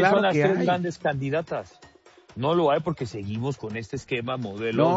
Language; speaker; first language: Spanish; native; Spanish